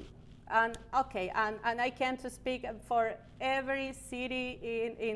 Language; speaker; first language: English; non-native, learner; Spanish